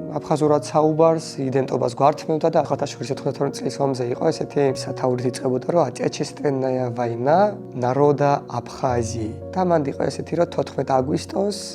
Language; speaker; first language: Georgian; non-native, local second language; Mingrelian